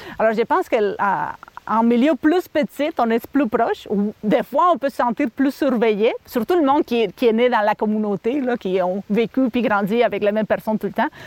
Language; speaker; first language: French; non-native, fluent; Spanish